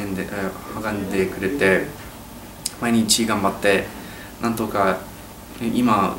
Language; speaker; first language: Japanese; non-native, learner; English